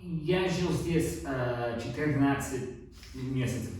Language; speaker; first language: Russian; non-native, learner; English